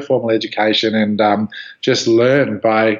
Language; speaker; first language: English; native; English